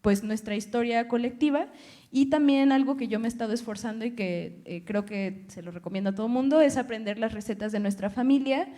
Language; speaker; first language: Spanish; early bilingual, other home language; English